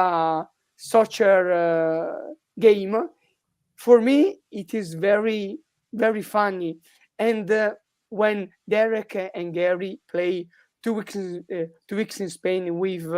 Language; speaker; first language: English; non-native, learner; Italian